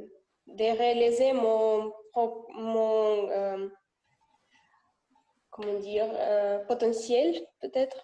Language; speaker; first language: French; non-native, learner; Russian